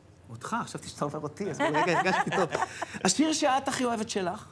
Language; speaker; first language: Hebrew; native; Hebrew